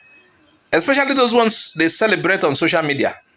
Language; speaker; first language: English; non-native, local second language; Igbo